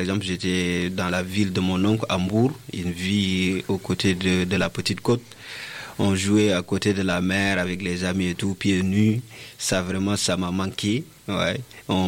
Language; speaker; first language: French; non-native, local second language; Wolof